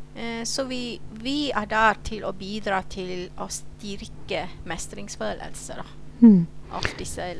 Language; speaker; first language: Norwegian; non-native, fluent; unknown